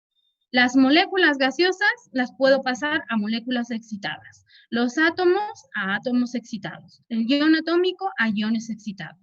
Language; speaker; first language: Spanish; native; Spanish